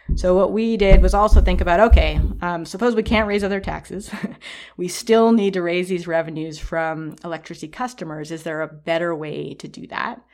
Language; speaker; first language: English; native; English